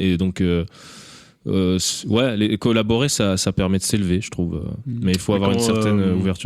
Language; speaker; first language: French; native; French